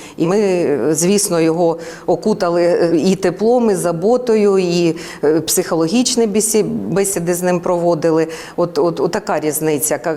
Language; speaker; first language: Ukrainian; native; Ukrainian